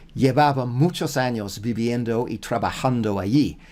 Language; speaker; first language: Spanish; non-native, learner; English